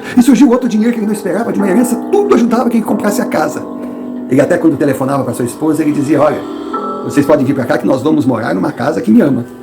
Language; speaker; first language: Portuguese; non-native, fluent; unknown